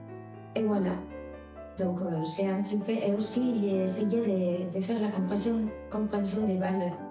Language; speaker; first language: French; non-native, fluent; Spanish